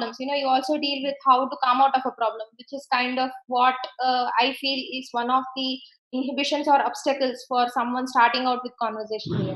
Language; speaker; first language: English; non-native, local second language; Tamil